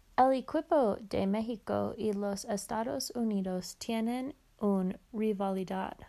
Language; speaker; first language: Spanish; non-native, learner; English